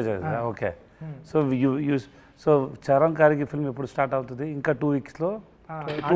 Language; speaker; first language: Telugu; non-native, local second language; Tamil